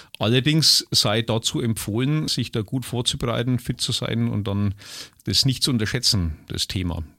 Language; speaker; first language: German; native; German